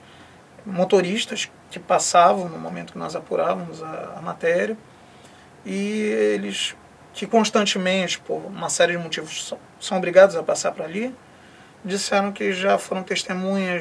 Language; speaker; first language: Portuguese; native; Portuguese